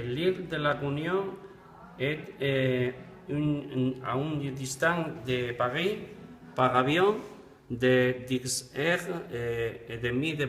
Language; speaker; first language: French; non-native, learner; Spanish